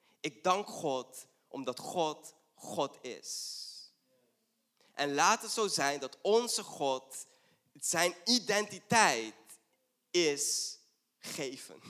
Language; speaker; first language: Dutch; non-native, fluent; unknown